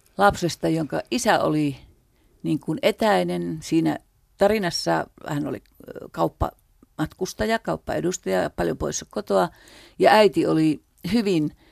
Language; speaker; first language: Finnish; native; Finnish